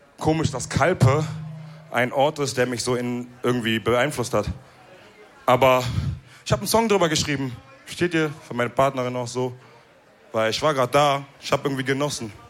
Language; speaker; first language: German; early bilingual, other home language; Wolof